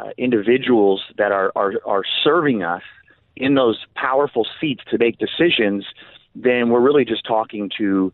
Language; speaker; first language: English; native; English